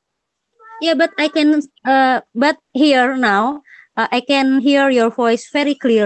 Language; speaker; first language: English; non-native, learner; Banjar